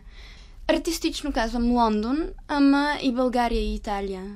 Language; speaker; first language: Bulgarian; early bilingual, heritage; Italian